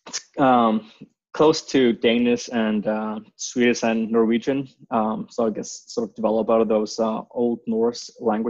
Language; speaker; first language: English; non-native, fluent; Icelandic